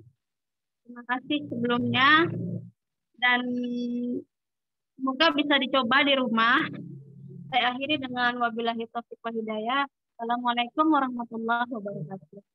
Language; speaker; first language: Indonesian; native; Indonesian